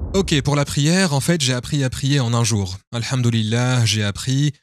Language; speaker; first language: French; non-native, fluent; English